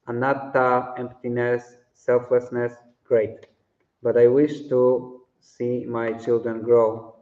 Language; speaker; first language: English; non-native, fluent; Polish